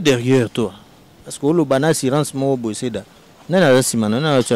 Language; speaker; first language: French; non-native, local second language; Lingala